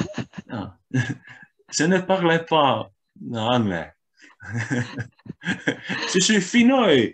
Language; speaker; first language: French; non-native, learner; Finnish